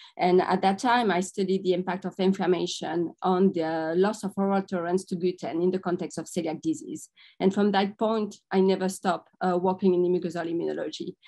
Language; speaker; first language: English; non-native, fluent; French